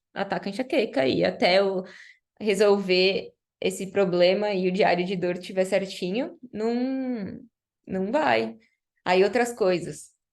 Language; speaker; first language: Portuguese; native; Portuguese